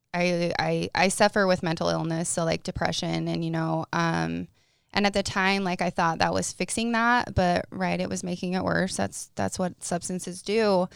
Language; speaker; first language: English; native; English